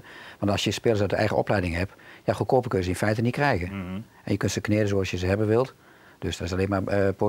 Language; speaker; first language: Dutch; native; Dutch